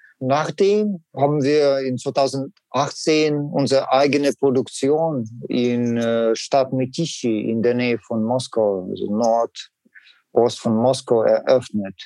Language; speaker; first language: German; non-native, learner; Russian